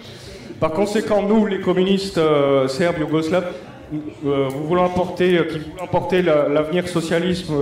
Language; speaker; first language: French; native; French